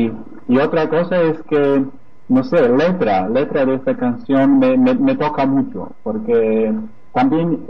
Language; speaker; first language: Spanish; non-native, fluent; Polish